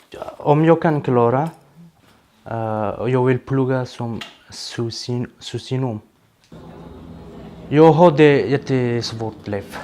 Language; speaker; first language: Swedish; non-native, learner; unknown